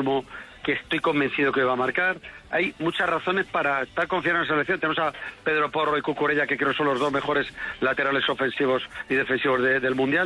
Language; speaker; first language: Spanish; native; Spanish